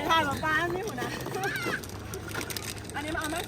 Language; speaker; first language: Swedish; non-native, learner; Thai